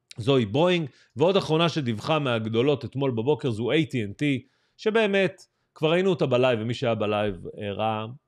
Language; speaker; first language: Hebrew; native; Hebrew